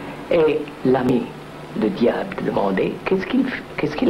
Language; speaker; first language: French; non-native, fluent; Telugu